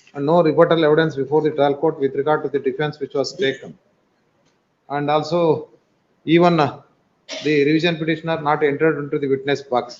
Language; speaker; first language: English; non-native, local second language; Kannada